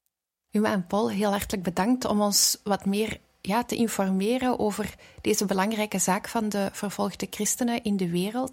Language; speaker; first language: Dutch; native; Dutch